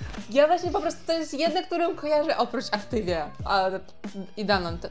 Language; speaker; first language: Polish; non-native, fluent; Russian